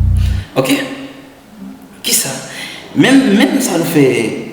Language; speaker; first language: French; non-native, learner; Haitian Creole